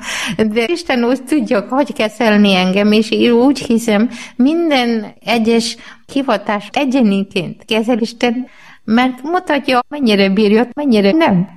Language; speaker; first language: Hungarian; non-native, learner; Malayalam